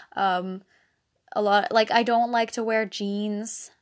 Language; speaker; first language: English; non-native, fluent; Dutch